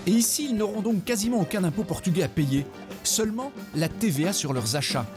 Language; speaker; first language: French; native; French